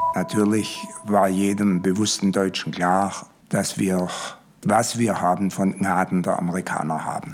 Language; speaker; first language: German; native; German